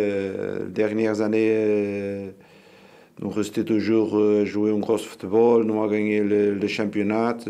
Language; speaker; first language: French; non-native, learner; Portuguese